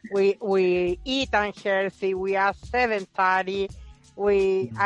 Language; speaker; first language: English; non-native, fluent; Spanish